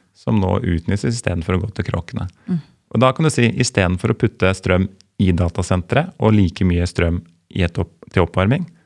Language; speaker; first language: Norwegian; native; Norwegian